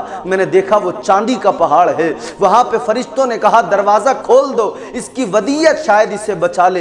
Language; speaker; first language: Urdu; native; Urdu